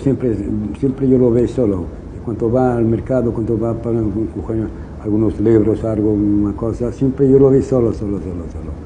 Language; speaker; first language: Spanish; non-native, local second language; Riffian